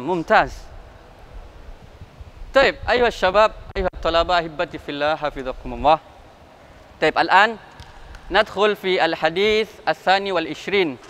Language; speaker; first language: Arabic; non-native, fluent; Indonesian